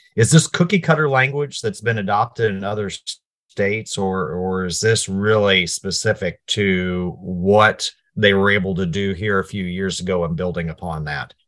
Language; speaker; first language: English; native; English